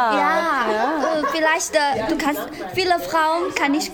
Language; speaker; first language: German; non-native, learner; Chinese